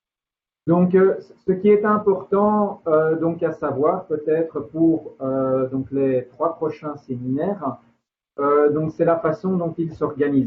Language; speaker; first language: French; native; French